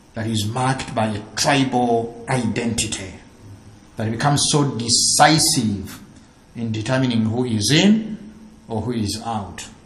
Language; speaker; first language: English; non-native, local second language; Ganda